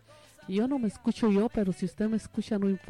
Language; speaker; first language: Spanish; native; Spanish